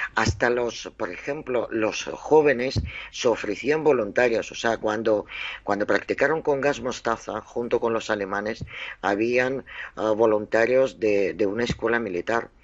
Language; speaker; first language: Spanish; non-native, fluent; Russian